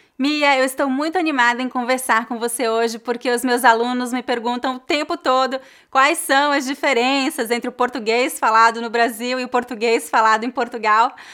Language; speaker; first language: Portuguese; native; Portuguese